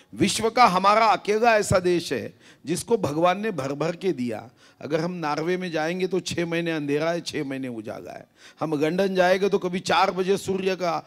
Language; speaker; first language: Hindi; non-native, local second language; Marathi